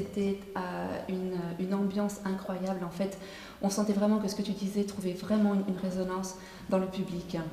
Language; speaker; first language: French; native; French